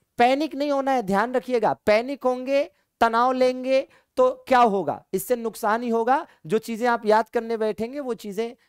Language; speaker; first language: Hindi; native; Hindi